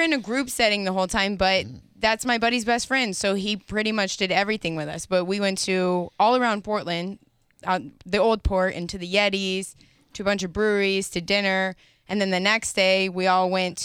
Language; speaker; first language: English; native; English